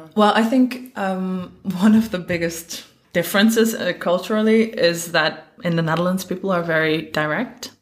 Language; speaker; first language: English; non-native, fluent; Dutch